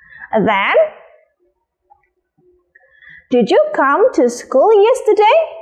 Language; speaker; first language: English; non-native, fluent; Indonesian